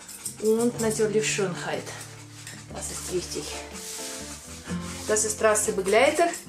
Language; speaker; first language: German; non-native, learner; Russian